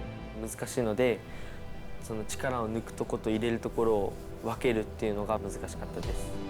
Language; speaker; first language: Japanese; native; Japanese